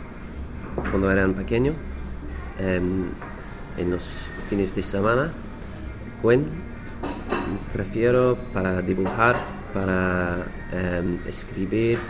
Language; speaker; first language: Spanish; non-native, learner; English